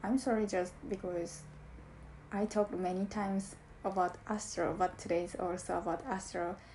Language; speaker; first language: English; non-native, learner; Japanese